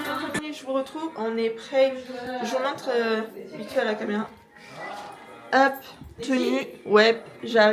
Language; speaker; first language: French; native; French